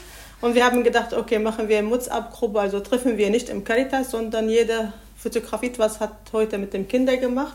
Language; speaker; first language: German; non-native, learner; Arabic